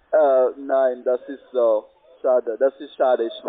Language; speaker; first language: German; non-native, learner; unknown